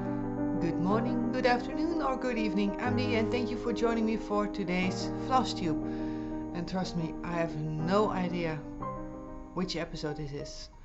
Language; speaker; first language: English; non-native, fluent; Dutch